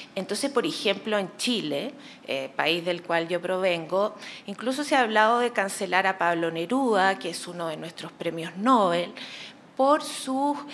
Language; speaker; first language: Spanish; native; Spanish